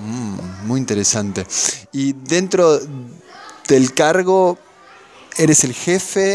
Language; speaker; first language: Spanish; native; Spanish